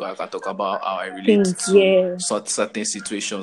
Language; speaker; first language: English; non-native, local second language; Yoruba